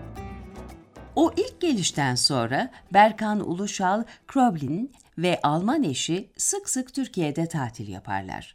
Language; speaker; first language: Turkish; native; Turkish